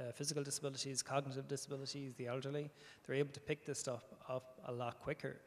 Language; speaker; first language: English; native; English